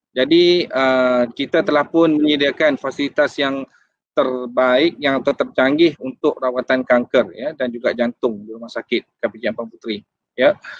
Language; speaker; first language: Malay; native; Malay